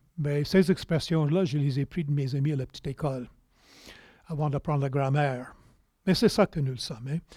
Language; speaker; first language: French; non-native, local second language; English